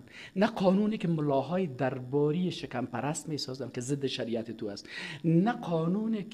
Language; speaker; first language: Persian; native; Persian